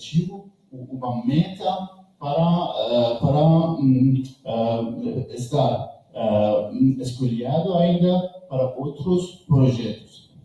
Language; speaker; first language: Portuguese; non-native, learner; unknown